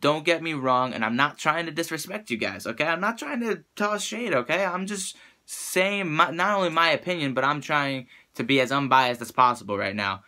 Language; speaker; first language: English; native; English